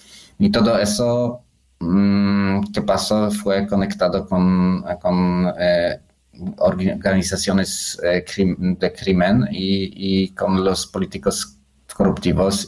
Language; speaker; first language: Spanish; non-native, learner; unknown